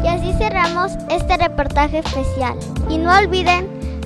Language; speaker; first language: Spanish; native; Spanish